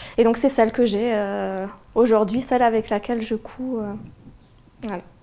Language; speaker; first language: French; native; French